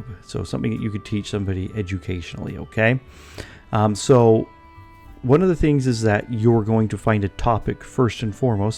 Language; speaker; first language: English; native; English